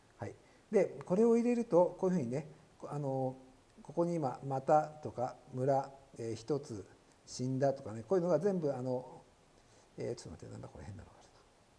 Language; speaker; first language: Japanese; native; Japanese